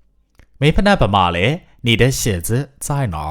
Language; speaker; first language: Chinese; non-native, fluent; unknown